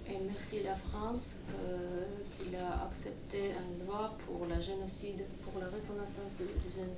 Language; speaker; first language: French; non-native, fluent; Armenian